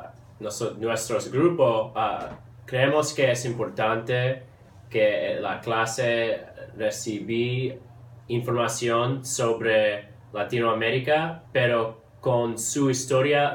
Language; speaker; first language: Spanish; early bilingual, heritage; English